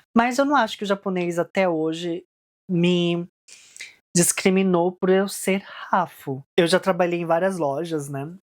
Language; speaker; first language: Portuguese; early bilingual, heritage; Portuguese